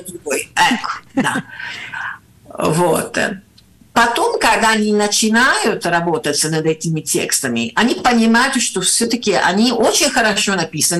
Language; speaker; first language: Russian; non-native, fluent; Italian